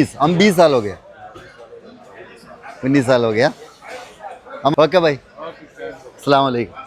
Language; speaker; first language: Hindi; non-native, local second language; Malayalam